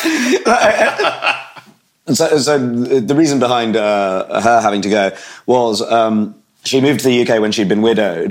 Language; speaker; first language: English; native; English